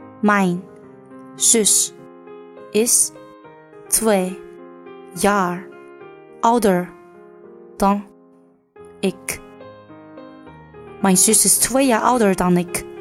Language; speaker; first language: Dutch; non-native, learner; Chinese